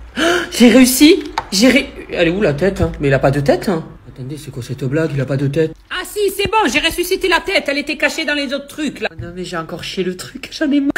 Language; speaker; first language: French; early bilingual, other home language; Portuguese